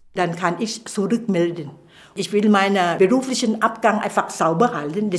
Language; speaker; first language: German; non-native, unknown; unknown